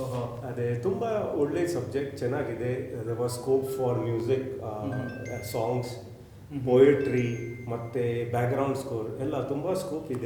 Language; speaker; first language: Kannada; non-native, learner; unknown